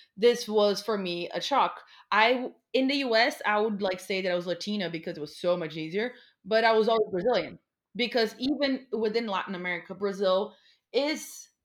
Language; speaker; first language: English; non-native, fluent; Portuguese